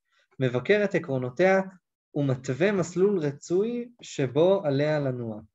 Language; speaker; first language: Hebrew; native; Hebrew